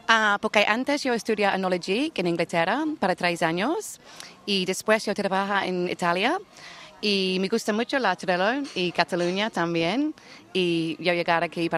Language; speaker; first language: Spanish; non-native, learner; English